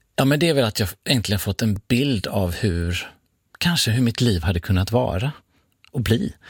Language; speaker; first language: Swedish; native; Swedish